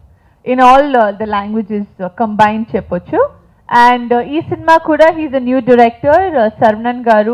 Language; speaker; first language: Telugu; non-native, fluent; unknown